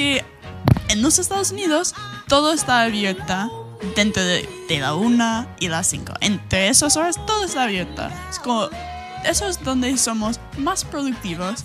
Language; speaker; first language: Spanish; non-native, fluent; English